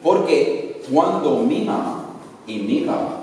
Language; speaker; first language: Spanish; early bilingual, other home language; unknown